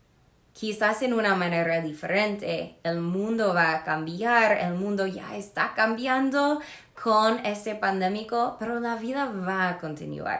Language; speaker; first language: Spanish; non-native, fluent; English